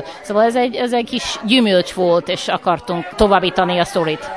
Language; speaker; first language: Hungarian; early bilingual, heritage; English